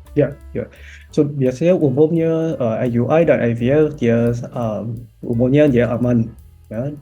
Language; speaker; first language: Malay; non-native, local second language; Chinese